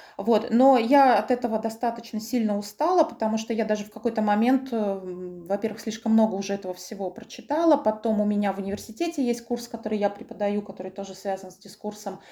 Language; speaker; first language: Russian; native; Russian